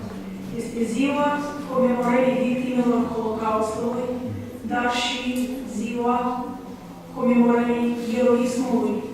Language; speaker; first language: Romanian; non-native, local second language; Russian